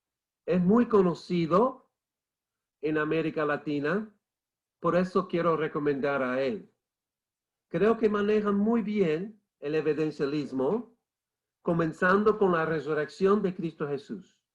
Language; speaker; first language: Spanish; non-native, fluent; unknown